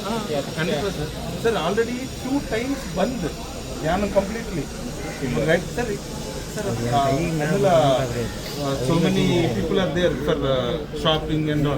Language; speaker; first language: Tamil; non-native, local second language; Telugu